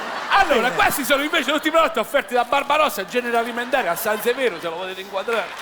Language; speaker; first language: Italian; native; Italian